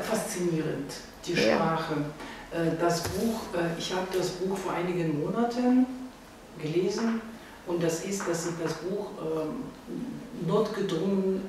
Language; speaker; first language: German; non-native, fluent; Russian